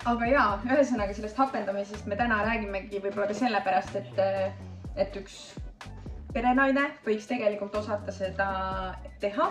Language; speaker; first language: Estonian; native; Estonian